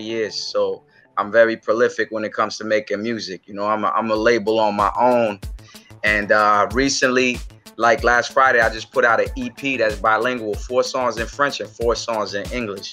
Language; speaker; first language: English; native; English